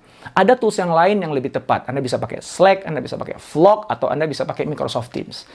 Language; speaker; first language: Indonesian; native; Indonesian